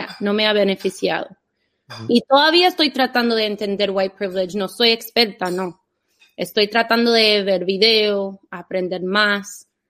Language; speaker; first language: Spanish; non-native, fluent; English